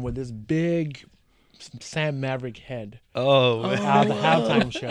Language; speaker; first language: English; non-native, local second language; Yoruba